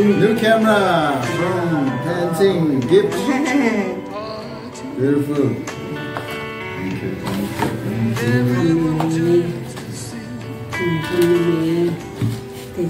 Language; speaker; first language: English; non-native, learner; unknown